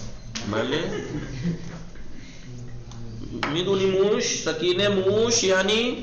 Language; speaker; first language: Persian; non-native, fluent; Urdu